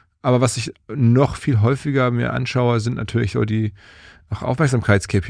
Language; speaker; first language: German; native; German